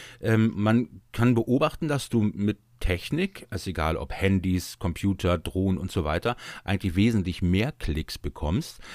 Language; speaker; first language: German; native; German